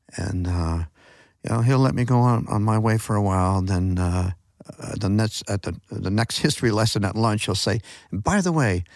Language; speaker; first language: English; native; English